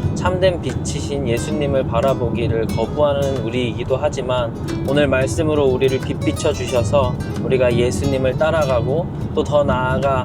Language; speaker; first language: Korean; native; Korean